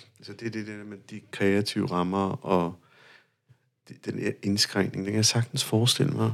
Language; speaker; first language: Danish; non-native, fluent; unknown